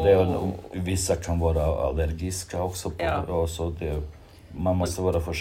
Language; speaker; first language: Swedish; non-native, fluent; Bosnian